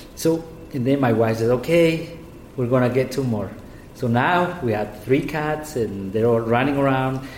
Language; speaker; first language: English; non-native, fluent; Spanish